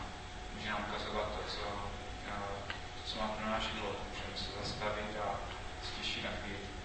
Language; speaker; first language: Czech; non-native, fluent; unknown